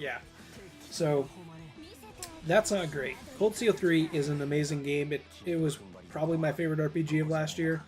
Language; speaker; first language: English; native; English